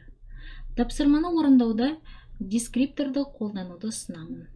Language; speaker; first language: Kazakh; native; Kazakh